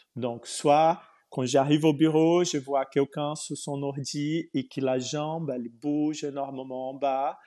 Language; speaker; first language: French; non-native, fluent; Portuguese